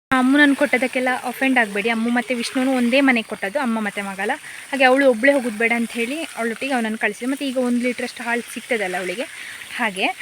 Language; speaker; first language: Kannada; non-native, local second language; Konkani